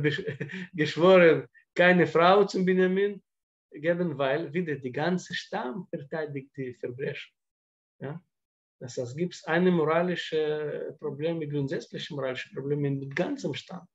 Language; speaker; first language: German; non-native, fluent; Russian